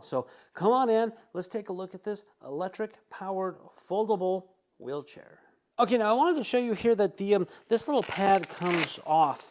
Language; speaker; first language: English; native; English